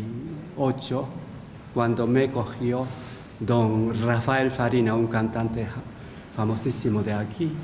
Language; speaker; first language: Spanish; non-native, fluent; Japanese